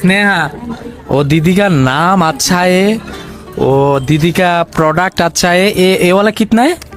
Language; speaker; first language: Hindi; non-native, learner; Bangla